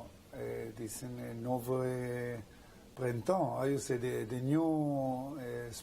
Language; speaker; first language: Portuguese; non-native, learner; Hebrew